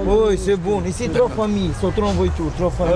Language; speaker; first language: French; non-native, learner; Romanian